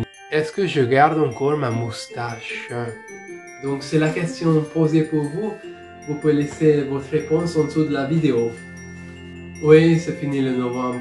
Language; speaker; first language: French; non-native, fluent; Hungarian